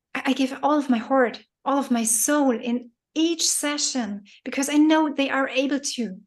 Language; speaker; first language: English; non-native, fluent; German